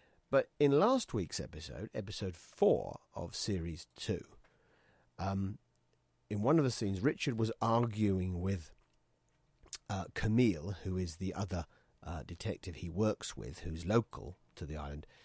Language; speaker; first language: English; native; English